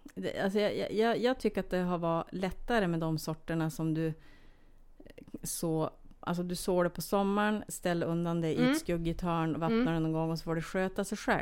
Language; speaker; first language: Swedish; native; Swedish